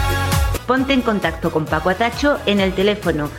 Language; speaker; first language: Spanish; native; Spanish